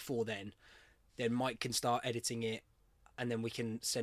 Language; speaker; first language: English; native; English